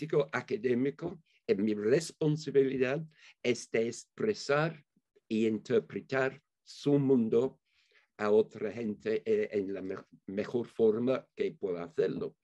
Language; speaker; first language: Spanish; non-native, fluent; English